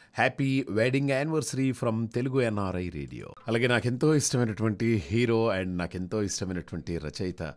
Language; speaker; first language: Telugu; native; Telugu